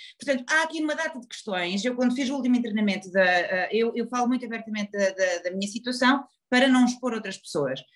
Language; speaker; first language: Portuguese; native; Portuguese